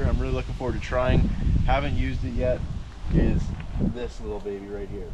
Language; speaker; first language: English; native; English